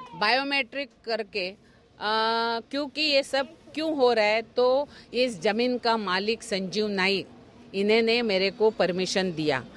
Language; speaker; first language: Hindi; non-native, local second language; Marathi